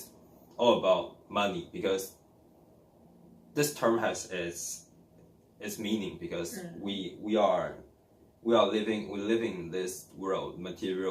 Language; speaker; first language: English; non-native, learner; Chinese